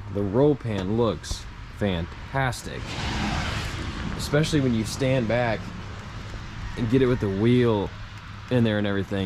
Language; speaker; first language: English; native; English